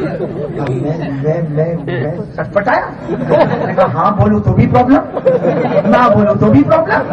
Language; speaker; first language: Urdu; native; Urdu